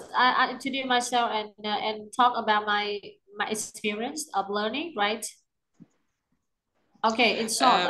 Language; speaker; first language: English; non-native, learner; Vietnamese